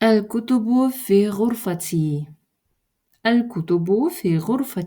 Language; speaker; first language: Arabic; non-native, fluent; Russian